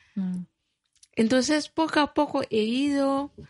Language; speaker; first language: Spanish; non-native, fluent; Bambara